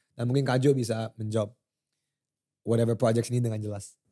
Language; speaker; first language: Indonesian; early bilingual, heritage; Indonesian